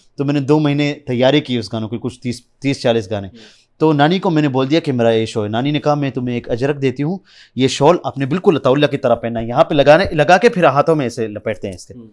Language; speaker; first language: Urdu; early bilingual, heritage; Urdu